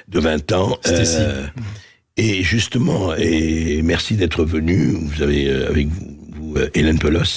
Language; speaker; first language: French; native; French